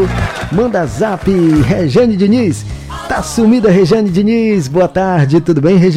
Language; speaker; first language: Portuguese; native; Portuguese